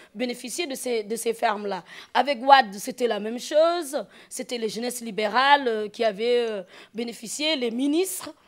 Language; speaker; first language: French; non-native, local second language; Fula